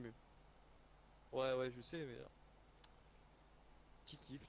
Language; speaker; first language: French; native; French